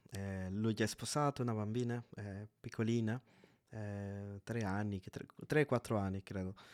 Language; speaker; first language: Italian; non-native, fluent; Spanish